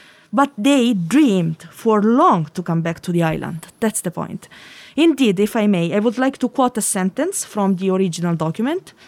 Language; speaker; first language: English; non-native, fluent; Italian